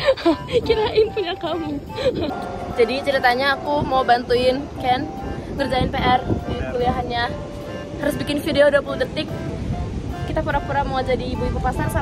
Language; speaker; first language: Indonesian; native; Indonesian